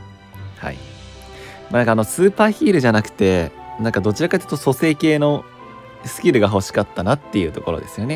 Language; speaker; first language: Japanese; native; Japanese